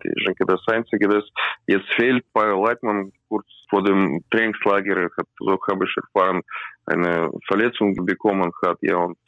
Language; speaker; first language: German; non-native, learner; Russian